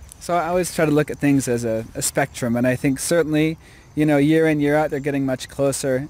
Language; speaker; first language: English; native; English